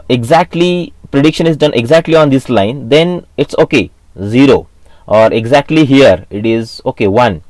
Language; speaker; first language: English; non-native, local second language; Marathi